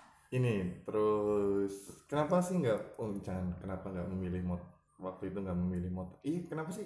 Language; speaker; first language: Indonesian; native; Indonesian